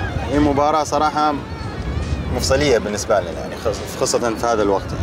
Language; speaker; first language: Arabic; native; Arabic